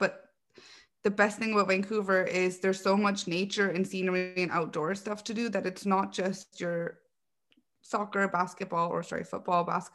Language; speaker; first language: English; native; English